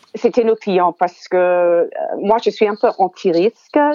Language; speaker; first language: French; non-native, fluent; English